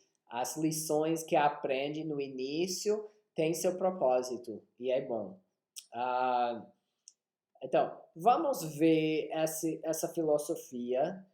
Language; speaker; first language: Portuguese; non-native, fluent; English